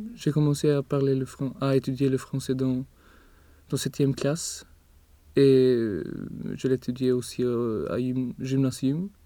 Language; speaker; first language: French; non-native, learner; Swedish